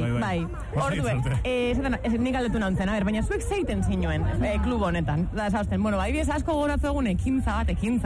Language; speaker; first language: Basque; native; Basque